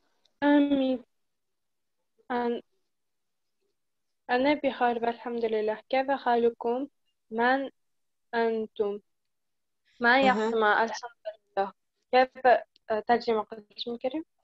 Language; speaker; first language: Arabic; non-native, learner; Uzbek